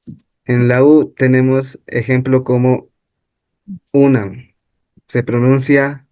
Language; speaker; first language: Spanish; non-native, local second language; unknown